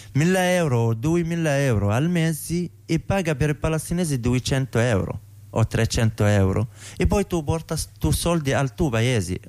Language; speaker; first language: Italian; non-native, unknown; Arabic